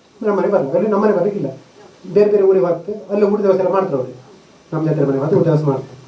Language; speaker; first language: Kannada; non-native, local second language; Konkani